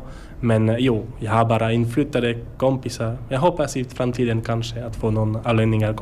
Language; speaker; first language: Swedish; non-native, learner; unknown